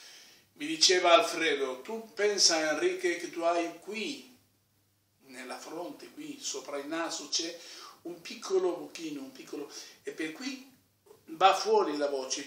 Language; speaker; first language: Italian; non-native, fluent; Spanish